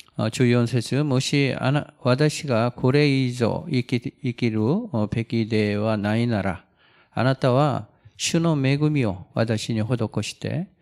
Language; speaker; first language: Japanese; non-native, fluent; Korean